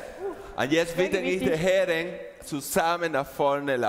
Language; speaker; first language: German; non-native, learner; Spanish